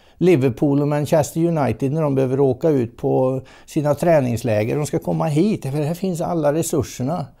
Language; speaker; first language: Swedish; native; Swedish